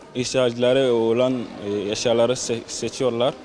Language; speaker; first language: Turkish; non-native, fluent; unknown